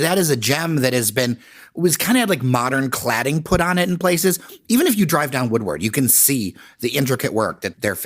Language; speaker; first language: English; native; English